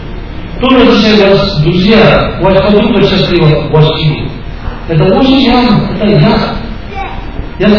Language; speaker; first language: Russian; non-native, learner; Tibetan